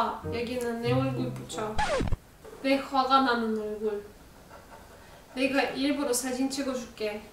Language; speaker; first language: Korean; non-native, fluent; Russian